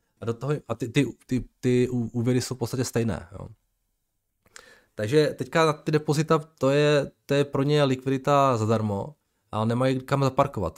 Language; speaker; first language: Czech; native; Czech